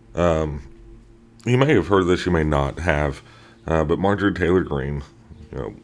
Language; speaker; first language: English; native; English